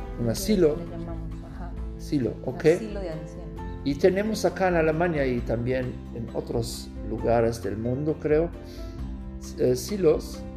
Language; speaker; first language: Spanish; non-native, learner; German